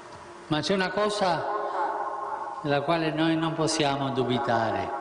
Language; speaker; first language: Italian; non-native, fluent; Spanish